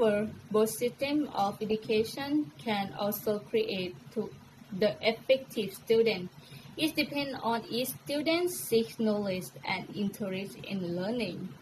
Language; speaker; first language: English; non-native, learner; Thai